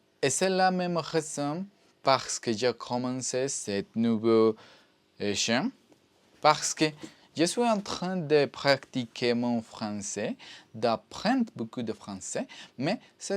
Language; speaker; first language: French; non-native, learner; Spanish